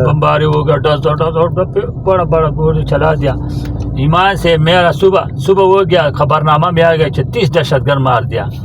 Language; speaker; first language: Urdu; non-native, local second language; Pashto